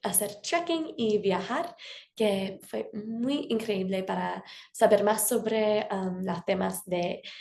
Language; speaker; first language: Spanish; non-native, fluent; English